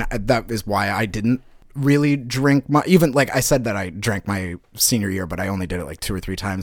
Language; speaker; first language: English; native; English